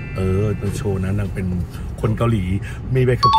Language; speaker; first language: Thai; native; Thai